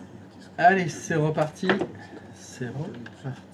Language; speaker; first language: French; native; French